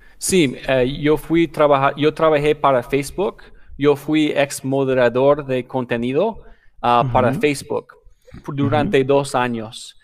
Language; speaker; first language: Spanish; non-native, fluent; English